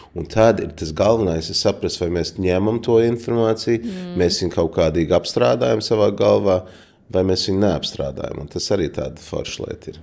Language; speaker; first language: Latvian; early bilingual, heritage; Latvian